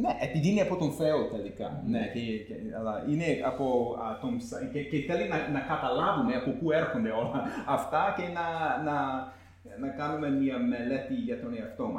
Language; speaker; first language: Greek; non-native, fluent; English